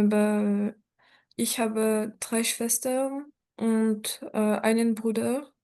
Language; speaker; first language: German; non-native, learner; French